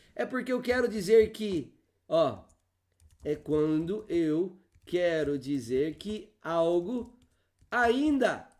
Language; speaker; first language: Portuguese; native; Portuguese